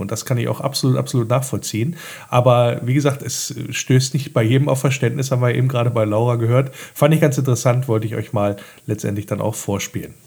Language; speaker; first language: German; native; German